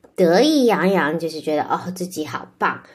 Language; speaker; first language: Chinese; native; Chinese